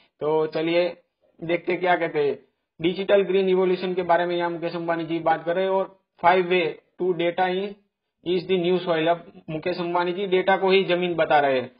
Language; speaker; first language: Hindi; non-native, local second language; Gujarati